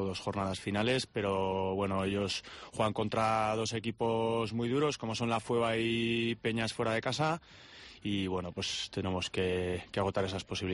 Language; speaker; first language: Spanish; native; Spanish